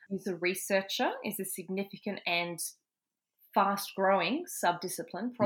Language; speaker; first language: English; native; English